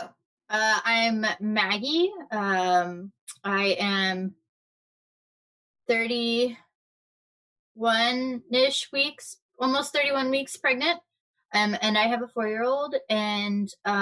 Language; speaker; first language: English; native; English